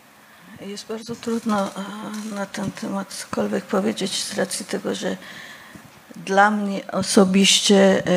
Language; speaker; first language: Polish; non-native, fluent; Persian